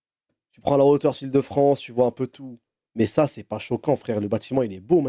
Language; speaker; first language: French; native; French